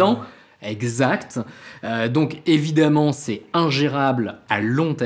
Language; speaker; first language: French; native; French